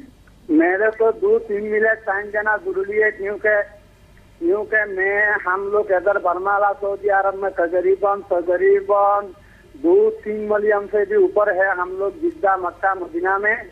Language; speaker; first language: Hindi; non-native, learner; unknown